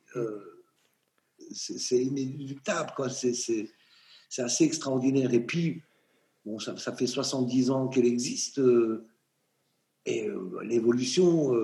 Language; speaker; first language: French; native; French